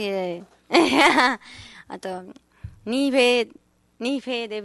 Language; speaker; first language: Japanese; non-native, learner; Nepali